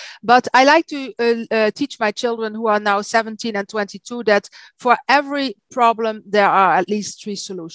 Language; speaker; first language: English; non-native, fluent; Dutch